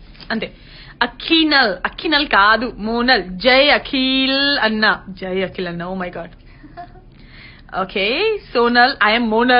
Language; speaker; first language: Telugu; non-native, learner; Gujarati